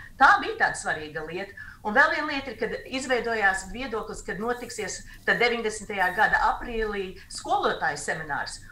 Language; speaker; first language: Latvian; native; Latvian